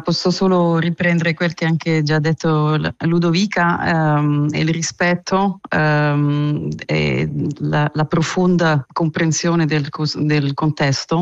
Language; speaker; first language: Italian; non-native, local second language; German